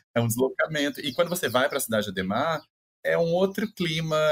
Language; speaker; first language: Portuguese; native; Portuguese